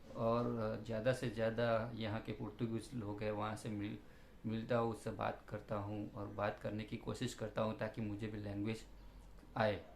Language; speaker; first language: Hindi; non-native, local second language; Gujarati